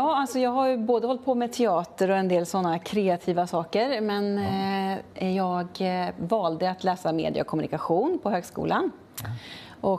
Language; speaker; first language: Swedish; native; Swedish